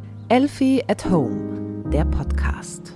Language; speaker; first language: German; native; German